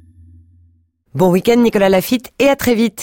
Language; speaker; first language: French; native; French